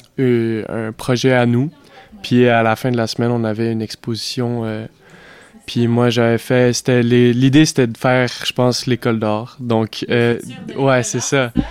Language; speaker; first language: French; native; French